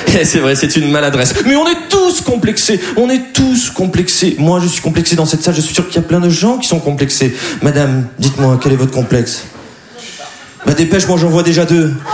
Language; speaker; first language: French; native; French